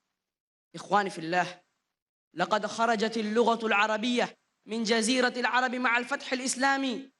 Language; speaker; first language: Arabic; non-native, learner; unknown